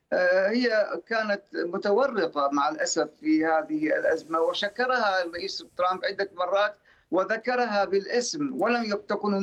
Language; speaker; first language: Arabic; non-native, fluent; Persian